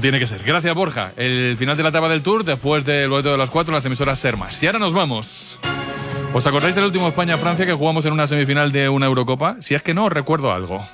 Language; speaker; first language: Spanish; native; Spanish